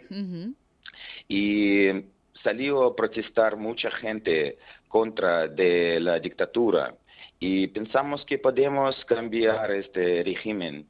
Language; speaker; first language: Spanish; non-native, learner; Belarusian